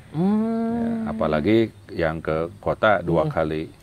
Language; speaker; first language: Indonesian; non-native, local second language; Sundanese